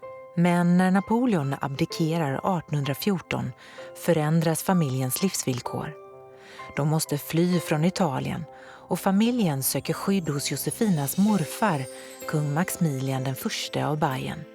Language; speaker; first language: Swedish; native; Swedish